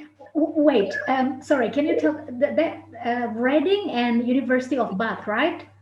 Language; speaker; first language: English; non-native, fluent; Indonesian